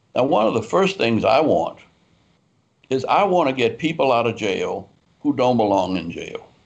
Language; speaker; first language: English; native; English